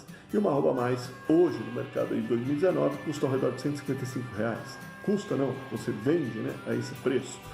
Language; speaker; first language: Portuguese; native; Portuguese